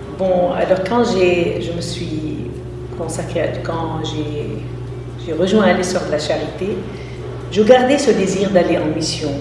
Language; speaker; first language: French; non-native, local second language; Arabic